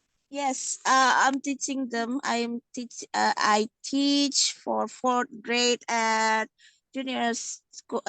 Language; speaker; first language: English; non-native, learner; Indonesian